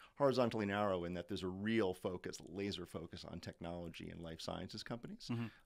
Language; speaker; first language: English; native; English